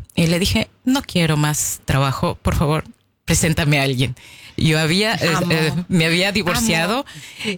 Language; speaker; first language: Spanish; native; Spanish